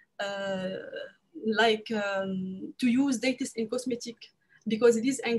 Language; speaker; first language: English; non-native, learner; French